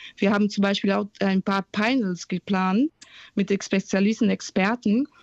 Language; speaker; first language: German; non-native, fluent; Portuguese